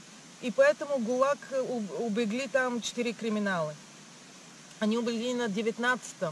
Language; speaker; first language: Russian; non-native, learner; Bulgarian